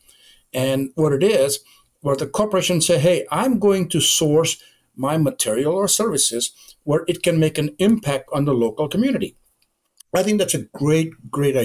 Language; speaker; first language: English; non-native, local second language; Gujarati